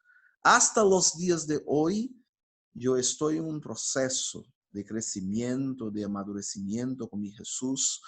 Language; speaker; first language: Spanish; non-native, fluent; Portuguese